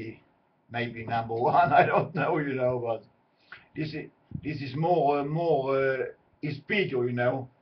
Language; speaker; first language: English; non-native, learner; Swedish